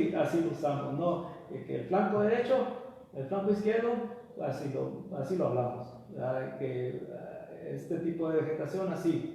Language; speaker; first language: Spanish; early bilingual, heritage; Spanish